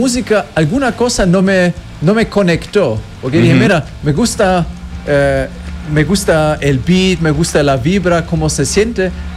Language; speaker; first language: Spanish; non-native, fluent; German